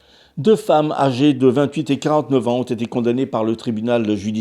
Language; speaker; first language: French; native; French